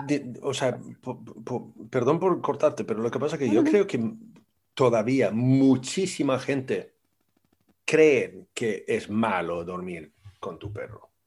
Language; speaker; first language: Spanish; non-native, fluent; Swedish